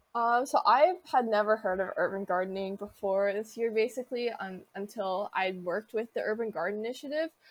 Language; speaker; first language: English; native; English